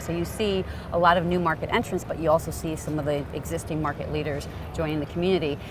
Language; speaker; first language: English; native; English